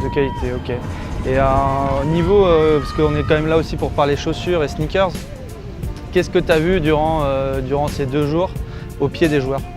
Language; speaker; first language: French; native; French